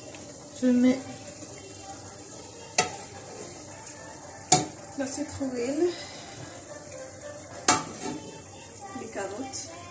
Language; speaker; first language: French; non-native, local second language; Arabic